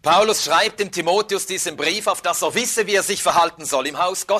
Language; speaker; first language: German; native; German